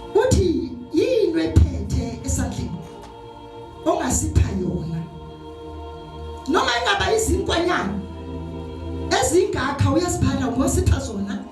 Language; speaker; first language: Zulu; non-native, local second language; Southern Sotho